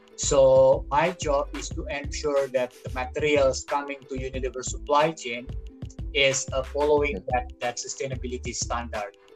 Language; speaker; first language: English; non-native, fluent; Indonesian